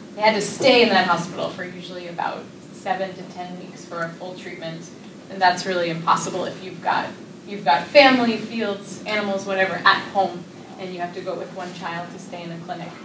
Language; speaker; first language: English; native; English